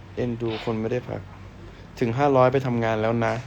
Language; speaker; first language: Thai; native; Thai